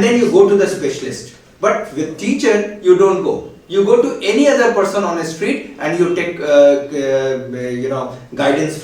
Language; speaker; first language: English; non-native, local second language; Hindi